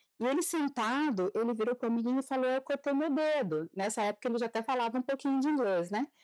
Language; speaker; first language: Portuguese; native; Portuguese